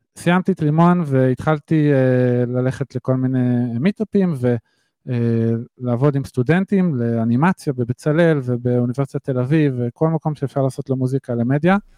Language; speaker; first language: Hebrew; native; Hebrew